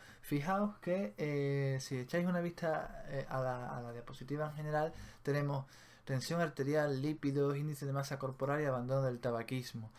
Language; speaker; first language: Spanish; native; Spanish